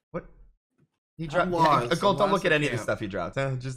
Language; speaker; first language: English; native; English